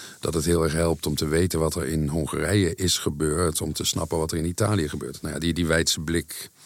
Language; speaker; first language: Dutch; native; Dutch